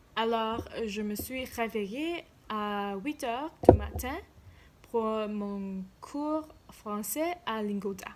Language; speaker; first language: French; non-native, learner; English